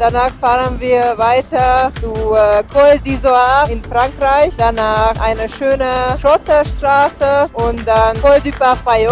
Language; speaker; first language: German; non-native, fluent; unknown